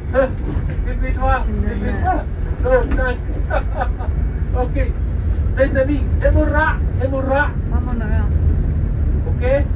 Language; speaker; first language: French; non-native, learner; Arabic